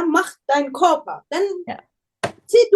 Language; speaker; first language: German; non-native, learner; Persian